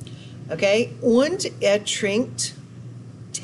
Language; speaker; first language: German; non-native, fluent; English